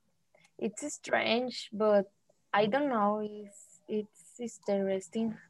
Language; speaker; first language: English; non-native, learner; Spanish